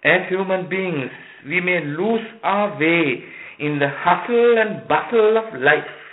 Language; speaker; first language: English; non-native, local second language; Sinhala